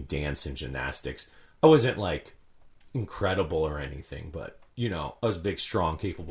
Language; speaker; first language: English; native; English